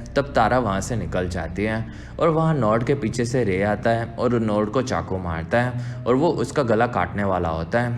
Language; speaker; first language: Hindi; native; Hindi